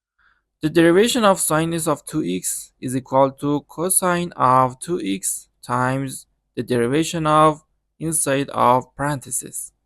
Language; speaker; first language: English; non-native, learner; Persian